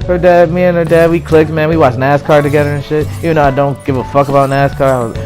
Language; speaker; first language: English; native; English